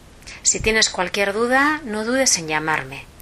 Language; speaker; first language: Spanish; native; Spanish